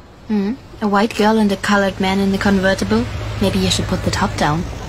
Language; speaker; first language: English; non-native, fluent; German